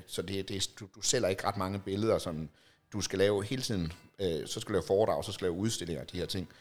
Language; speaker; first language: Danish; native; Danish